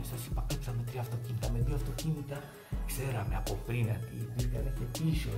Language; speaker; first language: Greek; non-native, fluent; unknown